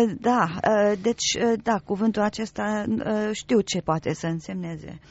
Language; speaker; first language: Romanian; non-native, local second language; German